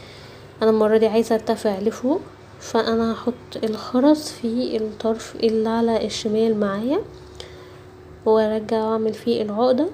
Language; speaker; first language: Arabic; native; Arabic